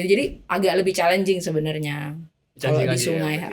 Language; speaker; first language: Indonesian; native; Indonesian